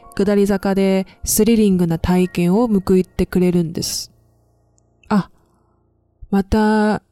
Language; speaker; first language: Japanese; non-native, fluent; Chinese